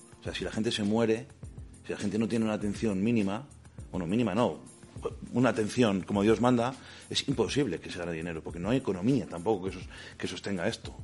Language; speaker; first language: Spanish; native; Spanish